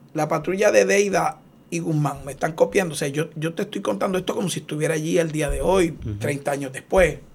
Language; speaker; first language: Spanish; native; Spanish